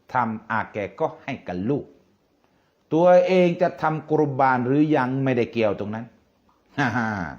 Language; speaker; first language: Thai; non-native, local second language; Malay